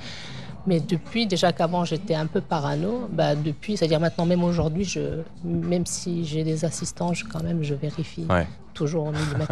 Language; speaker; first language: French; native; French